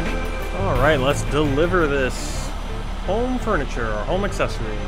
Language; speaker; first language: English; native; English